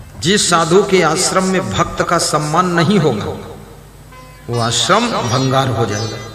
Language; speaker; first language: Hindi; native; Hindi